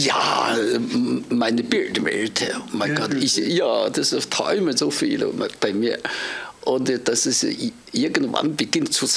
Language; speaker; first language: German; non-native, learner; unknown